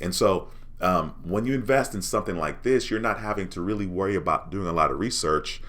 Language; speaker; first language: English; native; English